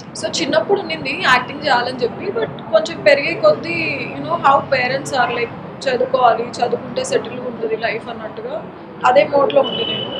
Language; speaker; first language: Telugu; non-native, local second language; Marathi